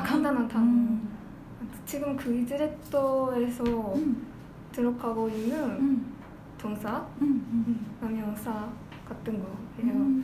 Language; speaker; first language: Korean; non-native, learner; Japanese